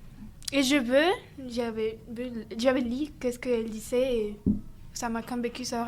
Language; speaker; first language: French; non-native, learner; Spanish